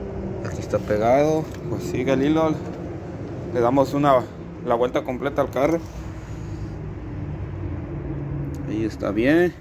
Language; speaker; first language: Spanish; native; Spanish